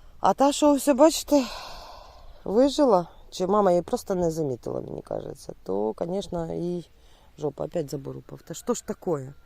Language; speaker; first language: Ukrainian; non-native, local second language; Russian